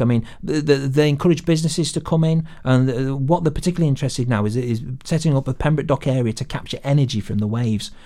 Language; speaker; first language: English; native; English